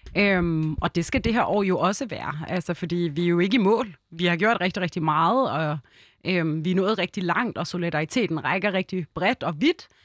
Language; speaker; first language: Danish; early bilingual, other home language; Arabic